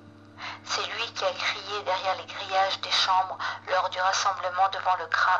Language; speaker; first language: French; native; French